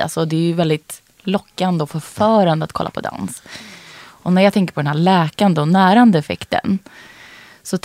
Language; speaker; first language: Swedish; native; Swedish